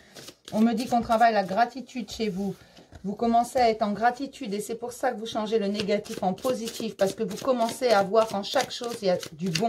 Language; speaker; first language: French; native; French